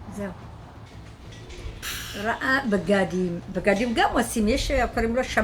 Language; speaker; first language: Hebrew; non-native, learner; Amharic